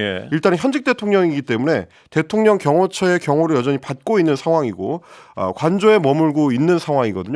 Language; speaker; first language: Korean; native; Korean